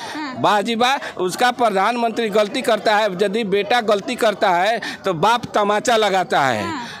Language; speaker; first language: Hindi; native; Hindi